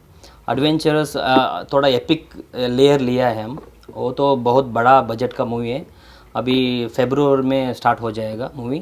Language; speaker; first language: Hindi; non-native, local second language; Kannada